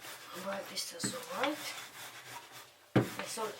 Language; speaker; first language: German; non-native, fluent; Russian